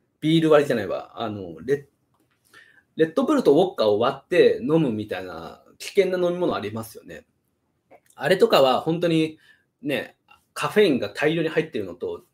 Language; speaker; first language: Japanese; native; Japanese